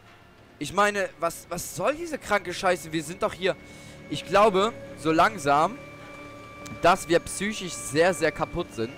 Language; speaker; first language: German; native; German